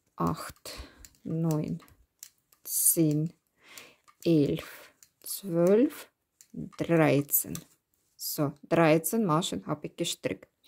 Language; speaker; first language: German; non-native, learner; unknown